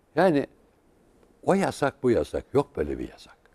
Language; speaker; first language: Turkish; native; Turkish